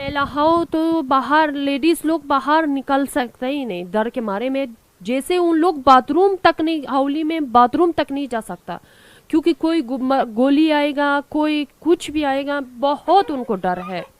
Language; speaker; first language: Hindi; non-native, learner; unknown